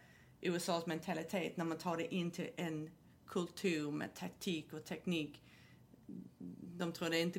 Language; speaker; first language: Swedish; non-native, fluent; English